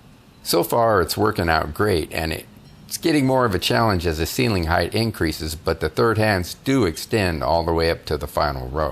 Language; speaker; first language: English; native; English